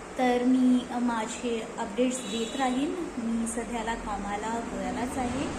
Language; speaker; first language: Marathi; non-native, local second language; Konkani